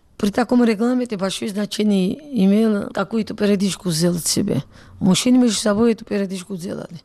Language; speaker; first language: Russian; non-native, local second language; Georgian